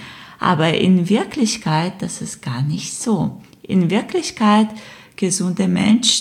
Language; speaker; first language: German; non-native, fluent; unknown